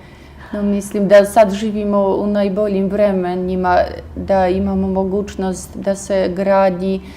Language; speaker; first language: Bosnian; non-native, fluent; Russian